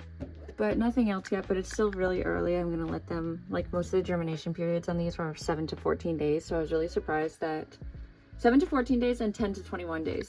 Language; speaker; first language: English; native; English